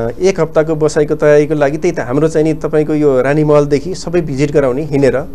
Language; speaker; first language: Nepali; native; Nepali